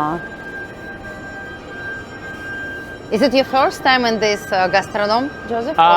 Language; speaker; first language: English; non-native, learner; Russian